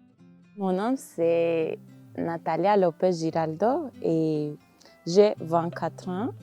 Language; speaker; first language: French; non-native, fluent; Spanish